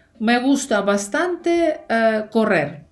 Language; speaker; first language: Spanish; non-native, fluent; Ukrainian